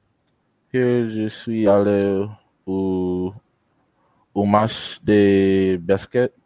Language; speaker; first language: French; non-native, learner; English